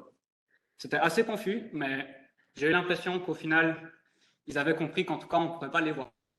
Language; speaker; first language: French; native; French